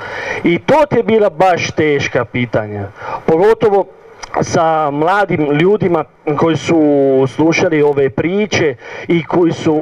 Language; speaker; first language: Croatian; non-native, learner; Italian